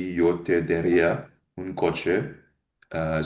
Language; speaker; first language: Spanish; non-native, learner; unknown